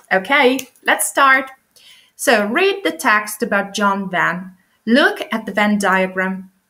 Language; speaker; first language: English; non-native, fluent; Italian